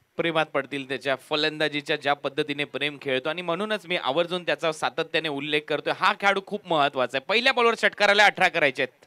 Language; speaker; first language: Marathi; native; Marathi